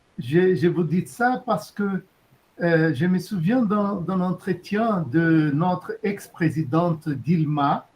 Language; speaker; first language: French; non-native, fluent; Portuguese